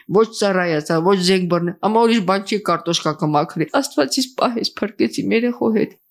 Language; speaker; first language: Armenian; native; Armenian